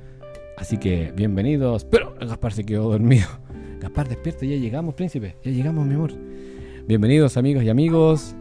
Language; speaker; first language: Spanish; native; Spanish